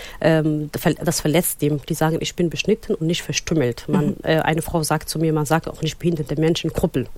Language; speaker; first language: German; non-native, fluent; Somali